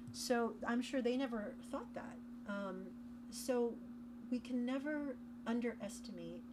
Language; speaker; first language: English; native; English